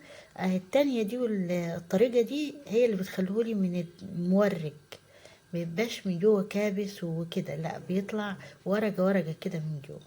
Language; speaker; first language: Arabic; native; Arabic